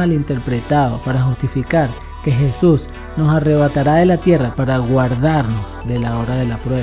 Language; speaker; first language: Spanish; native; Spanish